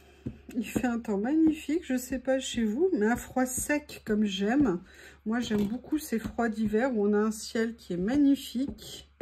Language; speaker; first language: French; native; French